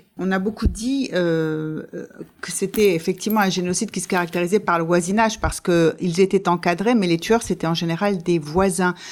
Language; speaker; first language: French; native; French